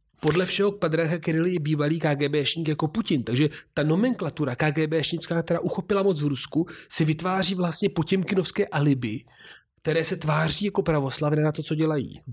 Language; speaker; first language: Czech; non-native, fluent; Italian